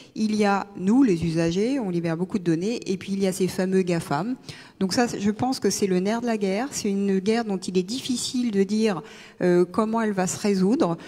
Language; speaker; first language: French; native; French